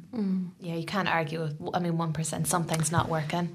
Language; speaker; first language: English; native; English